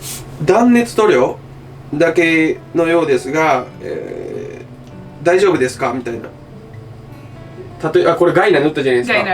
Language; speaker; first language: Japanese; native; Japanese